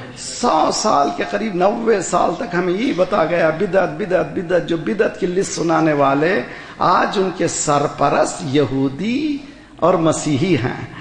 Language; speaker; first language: Urdu; native; Urdu